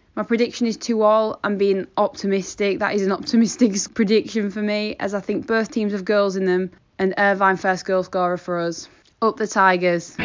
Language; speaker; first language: English; native; English